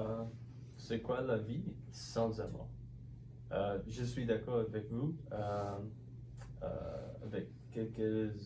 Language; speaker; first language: French; non-native, learner; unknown